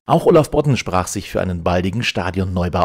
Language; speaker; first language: German; native; German